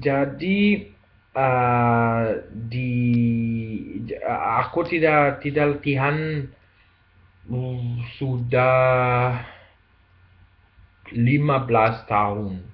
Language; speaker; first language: Indonesian; non-native, learner; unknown